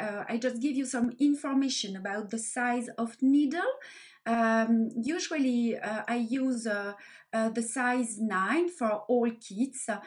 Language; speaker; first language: English; non-native, learner; French